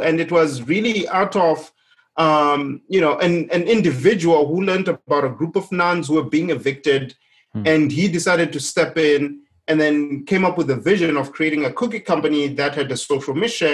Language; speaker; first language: English; non-native, local second language; Shona